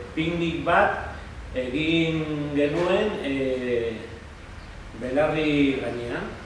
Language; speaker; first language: Basque; non-native, learner; Catalan